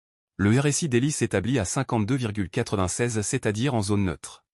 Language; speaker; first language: French; native; French